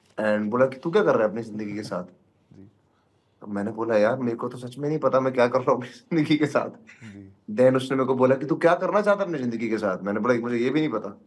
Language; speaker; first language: Hindi; native; Hindi